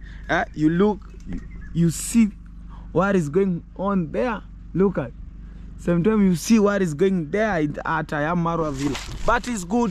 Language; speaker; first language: English; non-native, learner; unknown